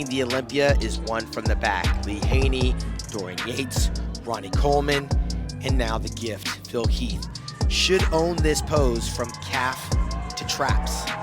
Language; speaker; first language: English; native; English